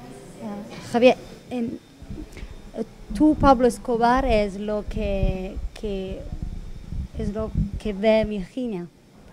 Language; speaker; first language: Spanish; non-native, fluent; Italian